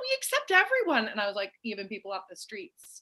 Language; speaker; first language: English; native; English